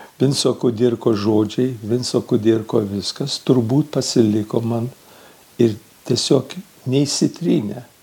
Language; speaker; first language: Lithuanian; early bilingual, heritage; Lithuanian